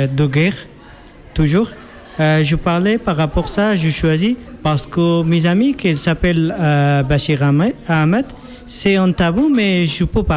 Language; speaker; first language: French; non-native, learner; Persian